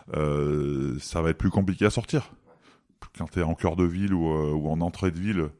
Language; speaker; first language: French; native; French